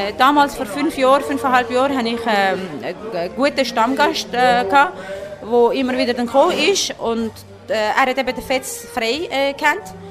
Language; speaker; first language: German; non-native, fluent; Turkish